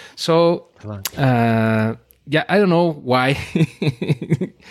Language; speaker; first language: English; non-native, fluent; Spanish